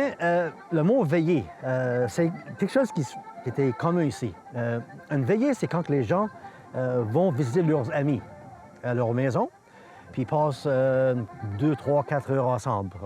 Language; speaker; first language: French; native; French